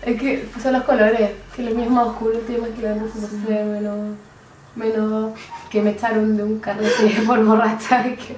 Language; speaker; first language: Spanish; native; Spanish